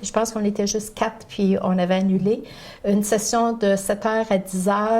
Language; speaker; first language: French; native; French